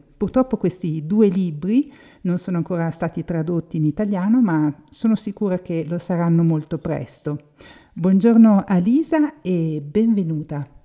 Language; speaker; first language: Italian; native; Italian